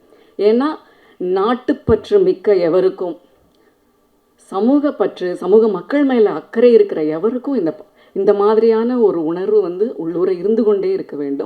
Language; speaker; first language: Tamil; native; Tamil